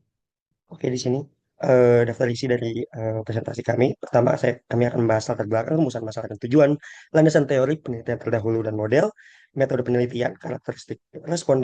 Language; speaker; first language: Indonesian; native; Indonesian